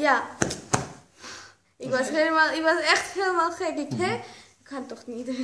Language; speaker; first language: Dutch; non-native, learner; Spanish